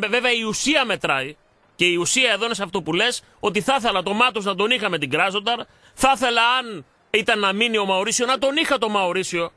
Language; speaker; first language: Greek; native; Greek